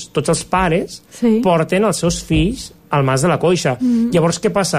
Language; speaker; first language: Catalan; native; Catalan